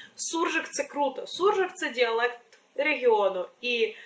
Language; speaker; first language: Ukrainian; non-native, local second language; Russian